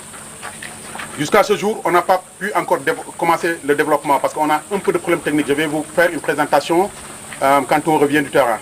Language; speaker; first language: French; non-native, local second language; Wolof